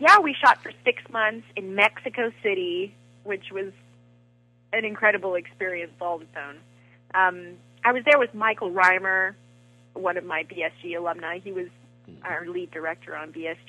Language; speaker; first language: English; native; English